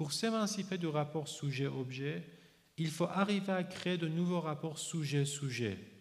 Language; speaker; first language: French; non-native, fluent; Persian